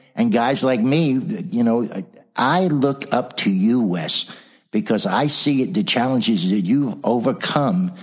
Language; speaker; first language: English; native; English